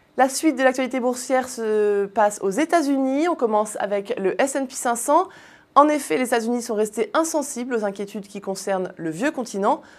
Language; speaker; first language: French; native; French